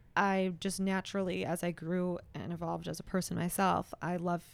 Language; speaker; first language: English; native; English